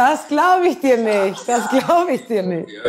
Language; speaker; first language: German; native; German